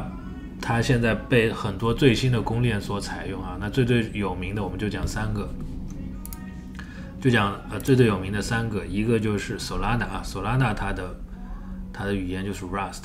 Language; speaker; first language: Chinese; native; Chinese